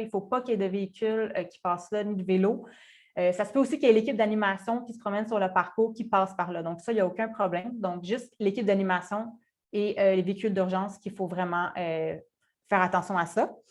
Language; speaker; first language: French; native; French